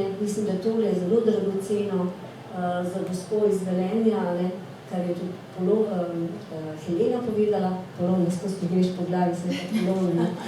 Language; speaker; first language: Slovenian; native; Slovenian